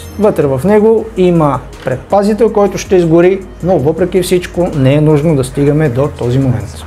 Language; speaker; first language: Bulgarian; native; Bulgarian